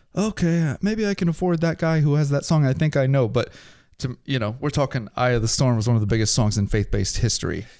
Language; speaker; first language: English; native; English